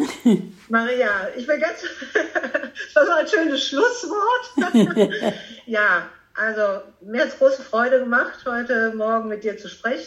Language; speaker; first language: German; native; German